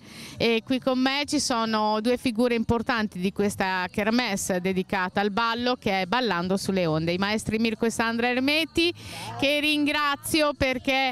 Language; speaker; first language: Italian; native; Italian